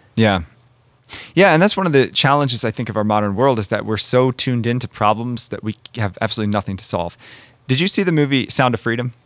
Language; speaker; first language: English; native; English